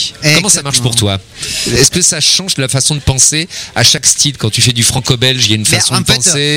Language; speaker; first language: French; native; French